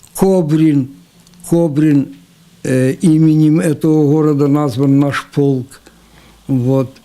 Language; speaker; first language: Russian; non-native, local second language; Ukrainian